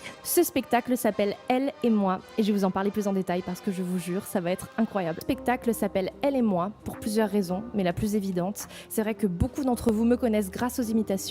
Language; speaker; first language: French; native; French